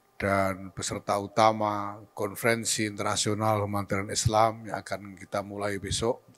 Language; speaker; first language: Indonesian; native; Indonesian